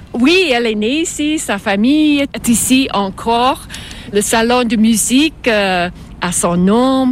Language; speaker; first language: French; non-native, fluent; English